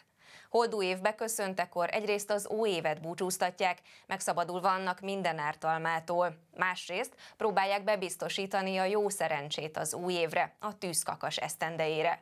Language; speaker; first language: Hungarian; native; Hungarian